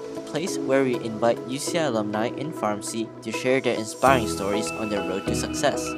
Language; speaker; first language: English; early bilingual, other home language; Cantonese